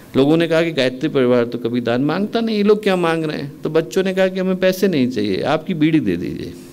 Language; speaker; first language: Hindi; native; Hindi